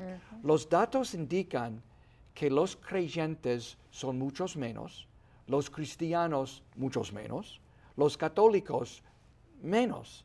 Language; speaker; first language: Spanish; non-native, fluent; English